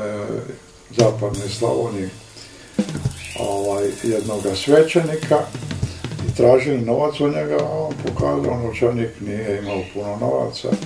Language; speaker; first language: Serbian; native; Serbian